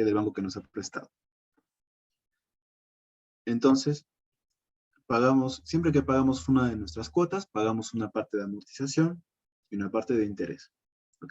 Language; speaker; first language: Spanish; native; Spanish